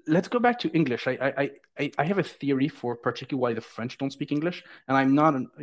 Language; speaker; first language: English; native; English